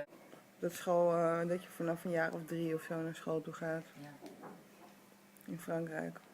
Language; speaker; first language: Dutch; non-native, fluent; French